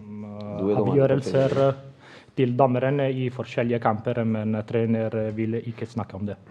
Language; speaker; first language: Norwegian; non-native, fluent; Italian